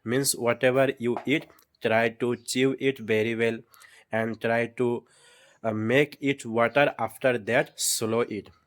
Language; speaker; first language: English; non-native, learner; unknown